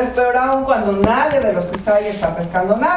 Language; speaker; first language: Spanish; native; Spanish